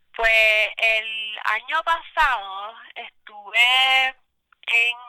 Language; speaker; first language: Spanish; native; Spanish